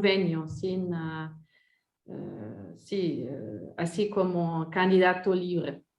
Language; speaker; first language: Spanish; non-native, fluent; French